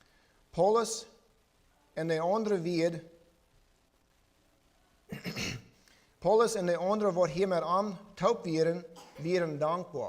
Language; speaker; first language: German; non-native, learner; Plautdietsch